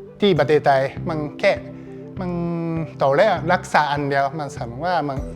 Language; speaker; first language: Thai; non-native, learner; Japanese